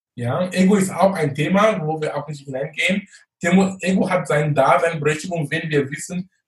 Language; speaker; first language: German; non-native, fluent; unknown